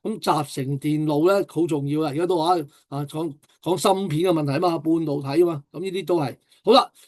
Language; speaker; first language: Cantonese; native; Cantonese